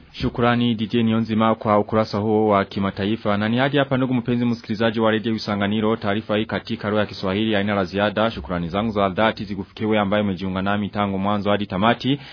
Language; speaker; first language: Swahili; non-native, local second language; Rundi